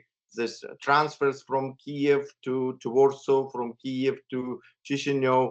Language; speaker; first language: English; non-native, fluent; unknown